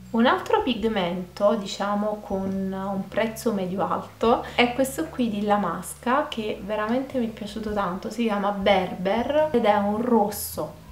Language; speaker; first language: Italian; native; Italian